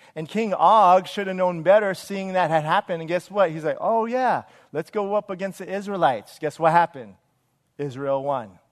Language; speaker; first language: English; native; English